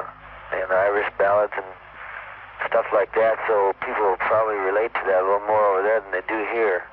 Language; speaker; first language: English; native; English